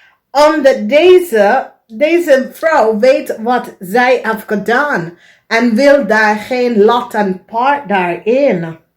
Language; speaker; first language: Dutch; non-native, learner; English